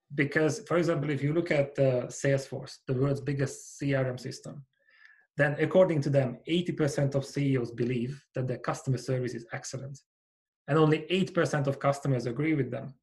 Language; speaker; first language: English; non-native, fluent; Hungarian